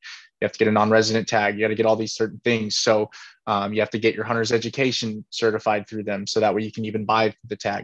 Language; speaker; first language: English; native; English